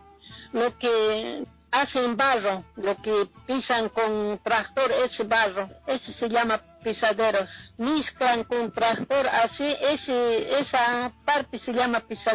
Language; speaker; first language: Spanish; non-native, local second language; Quechua